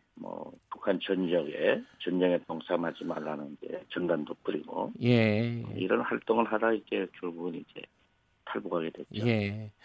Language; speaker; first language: Korean; native; Korean